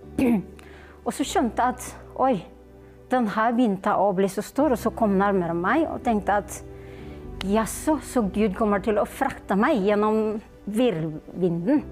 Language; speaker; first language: Norwegian; non-native, fluent; Filipino